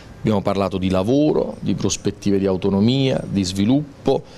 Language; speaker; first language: Italian; native; Italian